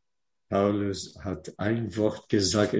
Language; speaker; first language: German; non-native, fluent; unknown